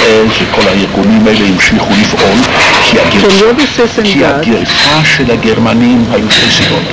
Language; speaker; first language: Hebrew; non-native, fluent; Polish